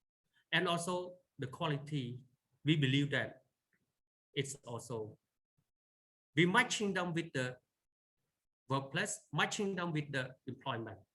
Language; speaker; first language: English; non-native, learner; Khmer